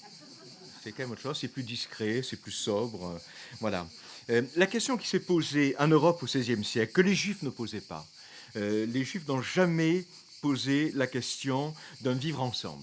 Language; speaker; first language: French; native; French